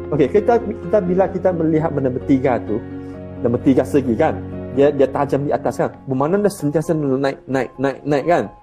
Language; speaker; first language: Malay; non-native, local second language; Chinese